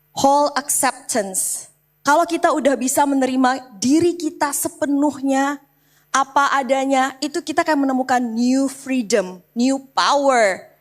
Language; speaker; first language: Indonesian; native; Indonesian